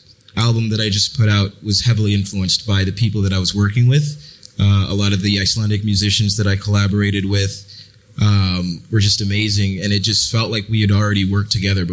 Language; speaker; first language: English; early bilingual, other home language; French